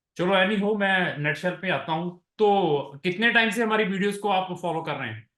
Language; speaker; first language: Hindi; non-native, local second language; Punjabi